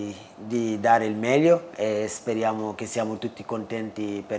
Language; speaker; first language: Italian; non-native, fluent; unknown